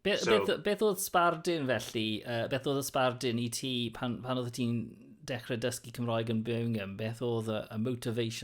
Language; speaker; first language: Welsh; non-native, local second language; English